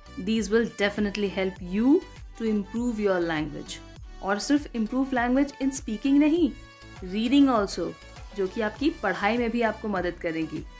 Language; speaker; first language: Hindi; native; Hindi